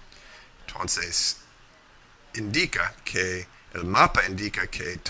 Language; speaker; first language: Spanish; non-native, fluent; English